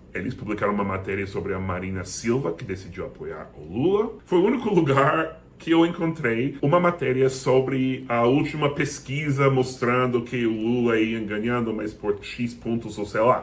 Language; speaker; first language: Portuguese; non-native, fluent; English